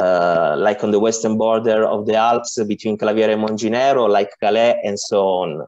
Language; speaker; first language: English; non-native, learner; Italian